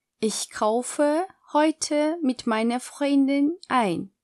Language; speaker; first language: German; non-native, fluent; Turkish